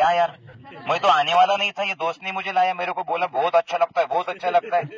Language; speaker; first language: Hindi; non-native, local second language; Marathi